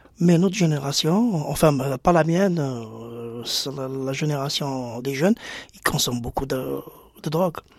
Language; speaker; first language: French; non-native, local second language; Arabic